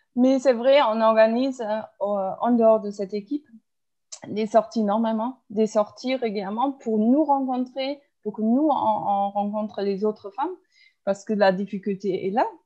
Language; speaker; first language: French; non-native, fluent; German